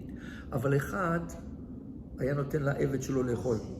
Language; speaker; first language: Hebrew; non-native, fluent; French